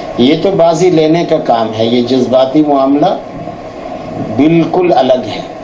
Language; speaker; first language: Urdu; non-native, local second language; Punjabi